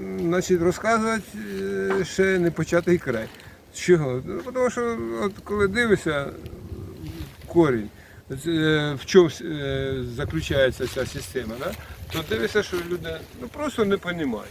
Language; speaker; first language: Ukrainian; native; Ukrainian